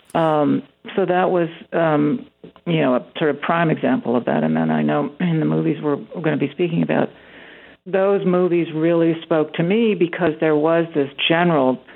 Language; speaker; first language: English; native; English